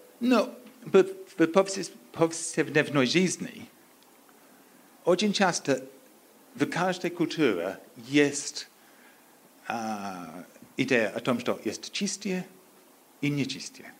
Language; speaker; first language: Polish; non-native, learner; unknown